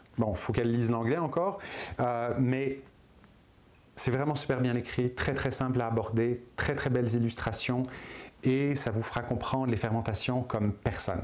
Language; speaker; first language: French; native; French